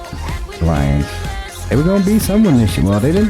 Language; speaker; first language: English; native; English